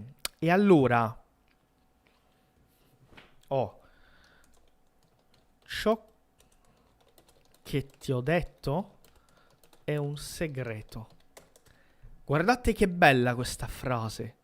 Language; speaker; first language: Italian; non-native, fluent; Portuguese